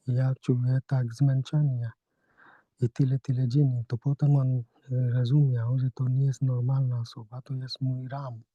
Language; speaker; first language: Polish; non-native, learner; Hindi